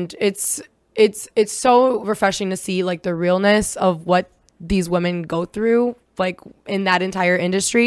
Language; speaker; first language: English; early bilingual, other home language; Russian